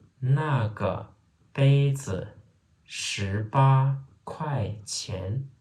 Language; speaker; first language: Chinese; non-native, fluent; Turkmen